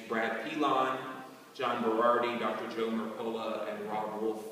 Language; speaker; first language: English; native; English